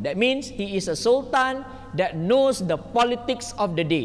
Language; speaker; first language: English; non-native, local second language; Malay